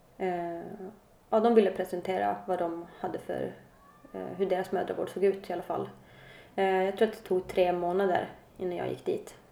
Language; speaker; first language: Swedish; native; Swedish